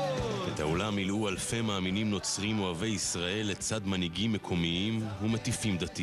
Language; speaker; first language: Hebrew; native; Hebrew